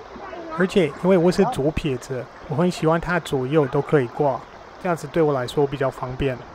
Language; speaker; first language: Chinese; non-native, fluent; English